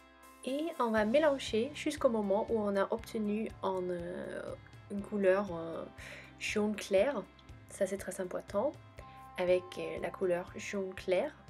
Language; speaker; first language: French; non-native, fluent; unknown